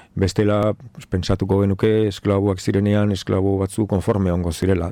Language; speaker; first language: Basque; non-native, local second language; Spanish